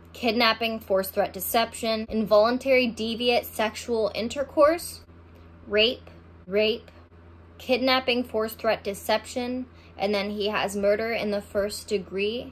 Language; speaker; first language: English; native; English